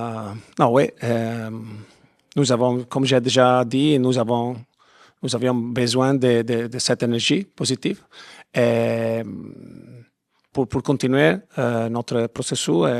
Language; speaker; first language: French; non-native, fluent; Italian